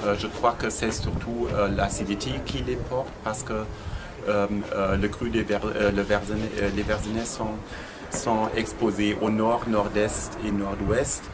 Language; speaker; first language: French; non-native, fluent; German